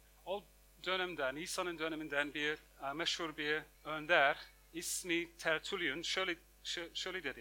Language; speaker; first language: Turkish; non-native, fluent; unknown